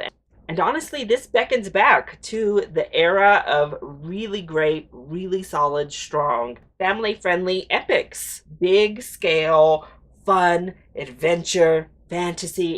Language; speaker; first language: English; native; English